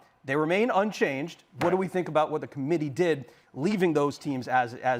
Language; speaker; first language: English; native; English